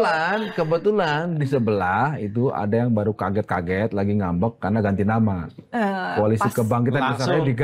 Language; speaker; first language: Indonesian; native; Indonesian